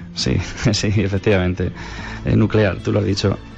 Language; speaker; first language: Spanish; native; Spanish